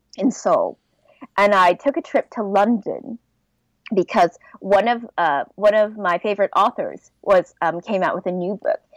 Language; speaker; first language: English; native; English